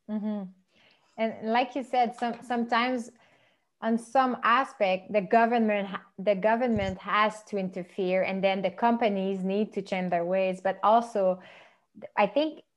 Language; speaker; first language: English; non-native, fluent; French